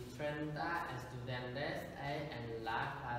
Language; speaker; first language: Spanish; non-native, learner; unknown